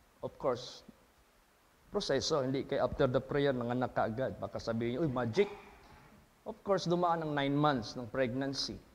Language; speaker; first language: Filipino; native; Filipino